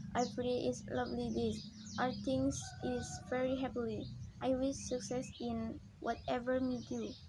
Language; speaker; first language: English; non-native, learner; Indonesian